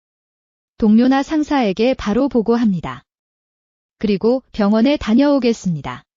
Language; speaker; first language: Korean; non-native, learner; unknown